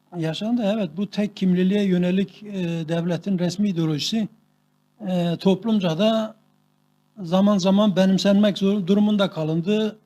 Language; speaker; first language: Turkish; non-native, local second language; Kurdish